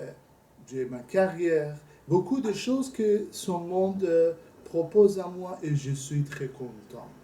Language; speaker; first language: French; non-native, learner; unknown